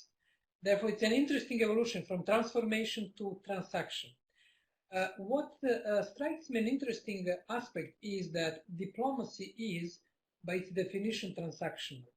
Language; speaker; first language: English; non-native, fluent; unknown